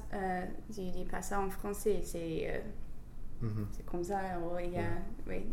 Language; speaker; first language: French; non-native, fluent; English